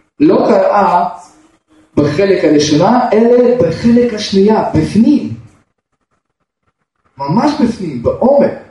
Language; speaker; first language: Hebrew; non-native, fluent; Russian